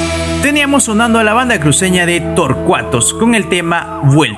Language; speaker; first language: Spanish; native; Spanish